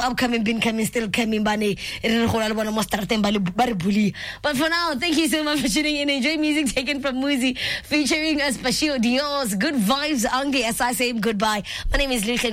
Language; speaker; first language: English; non-native, local second language; Tswana